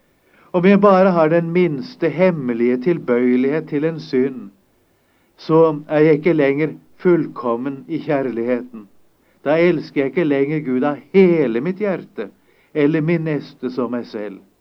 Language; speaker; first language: Norwegian; native; Norwegian